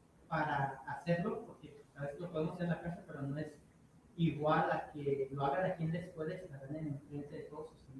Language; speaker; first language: Spanish; native; Spanish